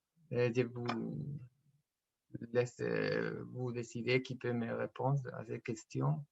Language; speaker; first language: French; non-native, fluent; Spanish